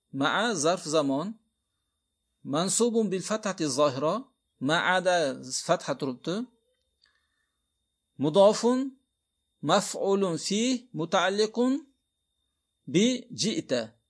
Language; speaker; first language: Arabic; non-native, fluent; Uzbek